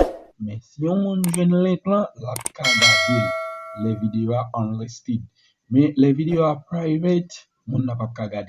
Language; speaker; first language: French; non-native, learner; Haitian Creole